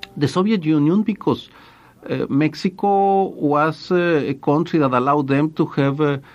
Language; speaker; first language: English; non-native, fluent; Spanish